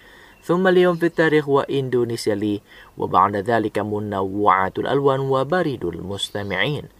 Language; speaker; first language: Arabic; non-native, fluent; Indonesian